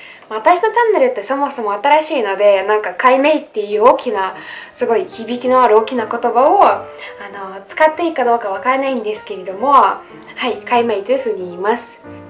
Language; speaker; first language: Japanese; non-native, fluent; Russian